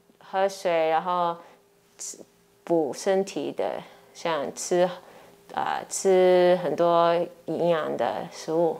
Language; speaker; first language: Chinese; early bilingual, heritage; English